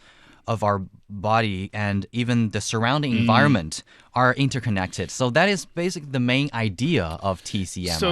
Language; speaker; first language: English; non-native, fluent; Chinese